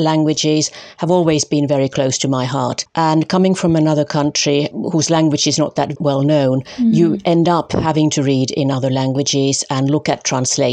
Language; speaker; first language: English; non-native, fluent; Finnish